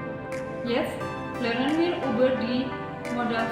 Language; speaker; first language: German; non-native, fluent; Indonesian